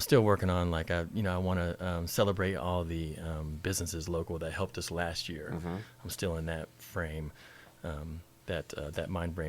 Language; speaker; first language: English; native; English